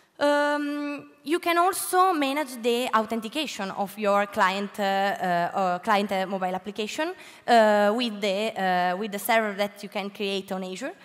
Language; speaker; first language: English; non-native, learner; Italian